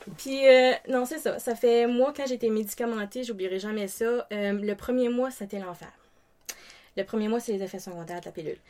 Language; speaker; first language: French; native; French